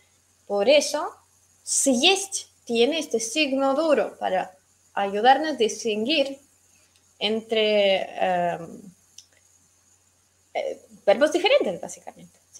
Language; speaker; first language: Spanish; non-native, fluent; Russian